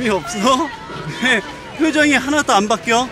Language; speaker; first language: Korean; native; Korean